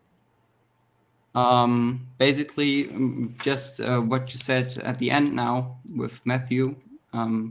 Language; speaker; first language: English; non-native, fluent; German